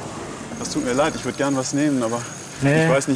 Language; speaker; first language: German; native; German